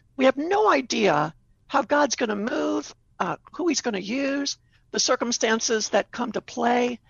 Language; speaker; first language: English; native; English